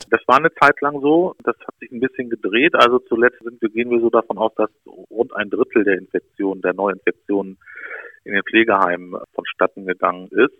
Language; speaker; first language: German; native; German